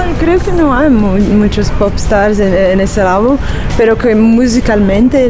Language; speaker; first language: Spanish; non-native, learner; Portuguese